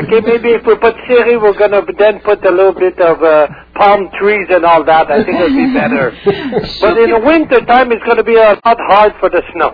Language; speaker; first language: English; non-native, fluent; French